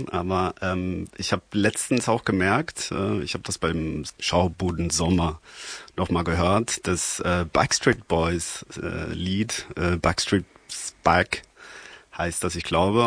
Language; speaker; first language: German; non-native, fluent; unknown